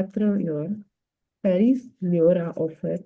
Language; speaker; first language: French; non-native, learner; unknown